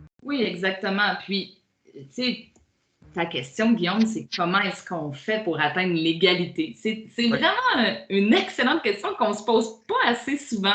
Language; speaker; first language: French; native; French